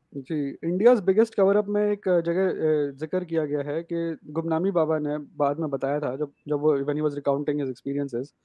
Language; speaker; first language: Hindi; non-native, local second language; Marathi